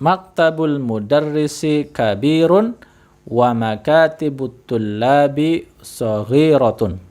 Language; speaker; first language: Arabic; non-native, fluent; Indonesian